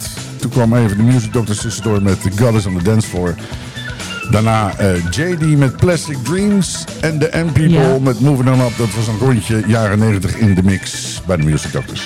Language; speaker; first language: Dutch; native; Dutch